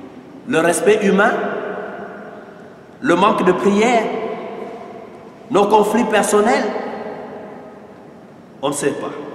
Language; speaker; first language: French; non-native, local second language; Lingala